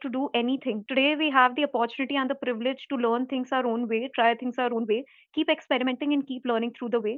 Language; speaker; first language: English; non-native, local second language; Hindi